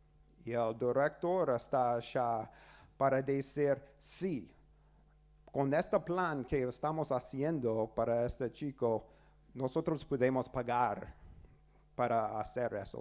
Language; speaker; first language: Spanish; non-native, learner; English